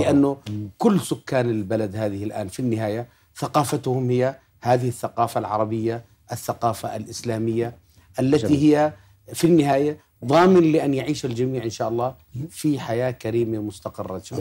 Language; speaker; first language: Arabic; native; Arabic